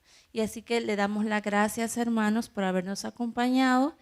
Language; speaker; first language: Spanish; native; Spanish